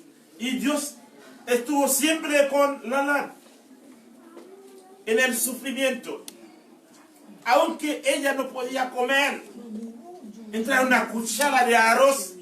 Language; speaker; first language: Spanish; non-native, learner; Haitian Creole